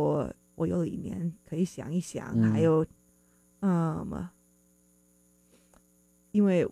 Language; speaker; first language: Chinese; non-native, fluent; English